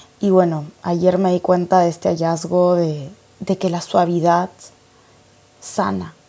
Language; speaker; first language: Spanish; native; Spanish